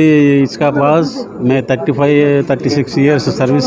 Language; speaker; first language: Hindi; non-native, local second language; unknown